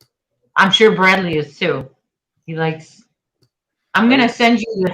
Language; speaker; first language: English; native; English